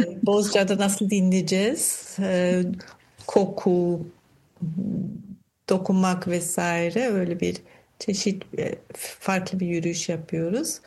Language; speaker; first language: Turkish; non-native, fluent; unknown